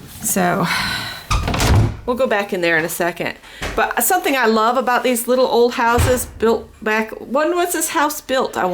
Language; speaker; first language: English; native; English